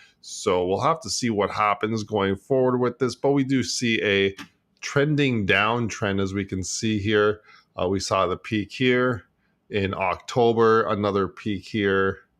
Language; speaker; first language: English; native; English